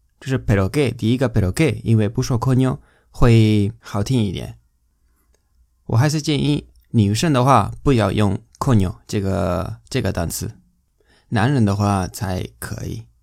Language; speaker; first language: Chinese; non-native, fluent; Spanish